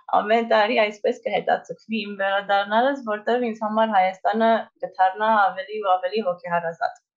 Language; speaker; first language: Armenian; early bilingual, heritage; Armenian